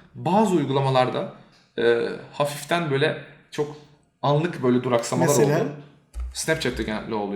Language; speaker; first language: Turkish; native; Turkish